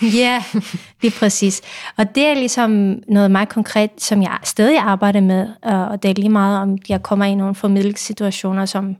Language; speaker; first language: Danish; non-native, fluent; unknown